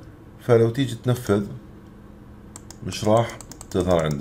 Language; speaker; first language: Arabic; native; Arabic